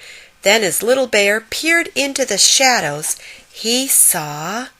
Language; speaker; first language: English; native; English